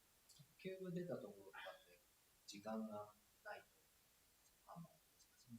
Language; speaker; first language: Japanese; native; Japanese